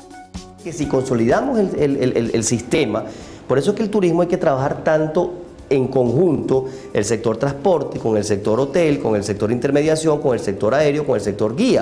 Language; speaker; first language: Spanish; native; Spanish